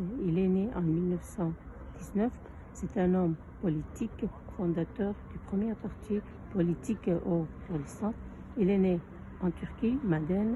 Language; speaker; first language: French; non-native, fluent; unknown